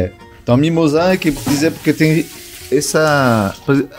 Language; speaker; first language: Portuguese; non-native, fluent; French